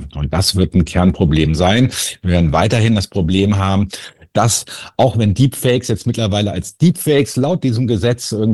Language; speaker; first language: German; native; German